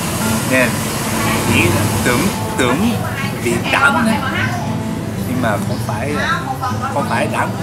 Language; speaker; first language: Vietnamese; non-native, learner; Japanese